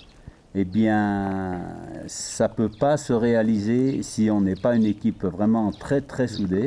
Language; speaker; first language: French; native; French